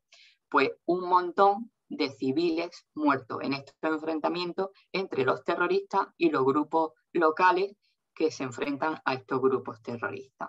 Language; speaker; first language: Spanish; native; Spanish